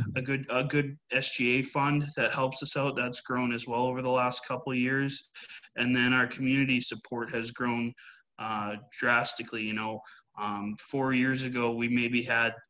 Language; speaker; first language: English; native; English